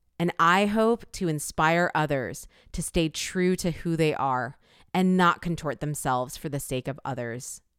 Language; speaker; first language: English; early bilingual, other home language; Korean